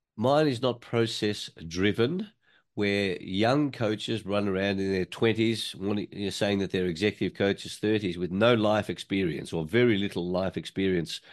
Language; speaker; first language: English; native; English